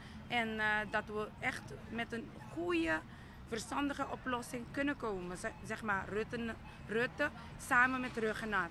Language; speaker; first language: Dutch; non-native, local second language; Papiamento